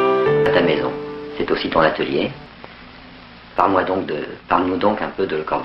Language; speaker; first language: French; native; French